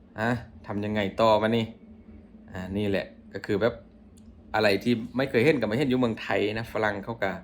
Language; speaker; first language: Thai; non-native, local second language; Lao